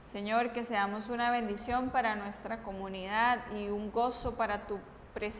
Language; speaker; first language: Spanish; native; Spanish